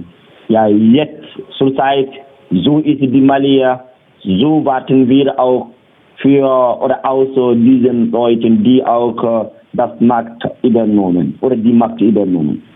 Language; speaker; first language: German; non-native, learner; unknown